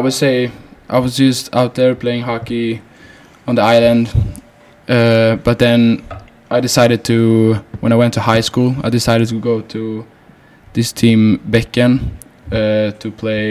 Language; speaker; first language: English; non-native, fluent; Swedish